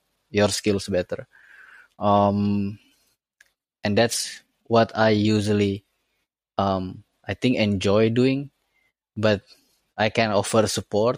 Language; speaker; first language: English; non-native, fluent; Indonesian